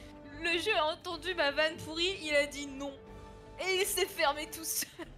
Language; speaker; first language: French; native; French